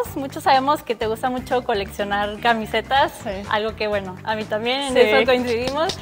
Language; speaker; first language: Spanish; native; Spanish